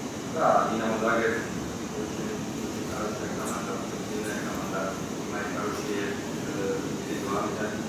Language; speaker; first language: Russian; non-native, learner; Georgian